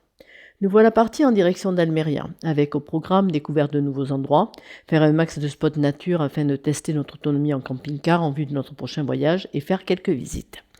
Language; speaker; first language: French; native; French